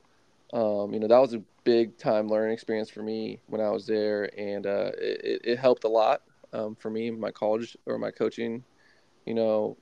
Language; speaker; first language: English; native; English